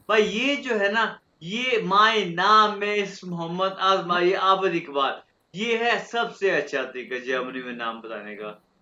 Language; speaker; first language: Urdu; non-native, local second language; Punjabi